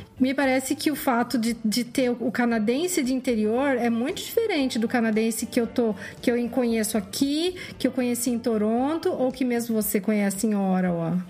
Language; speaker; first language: Portuguese; native; Portuguese